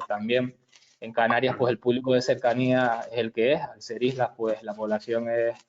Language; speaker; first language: Spanish; native; Spanish